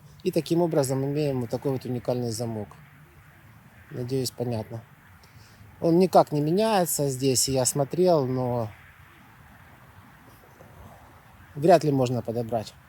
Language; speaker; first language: Russian; native; Russian